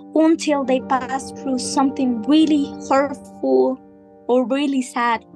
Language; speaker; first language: English; non-native, fluent; Spanish